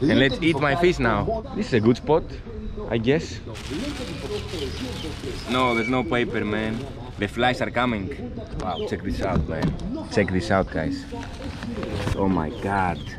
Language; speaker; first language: English; non-native, fluent; Greek